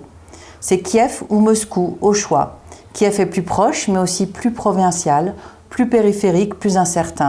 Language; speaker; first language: French; native; French